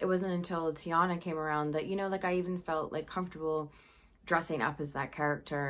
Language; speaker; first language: English; native; English